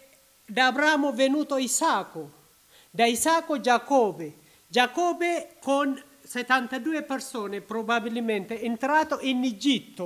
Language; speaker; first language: Italian; non-native, learner; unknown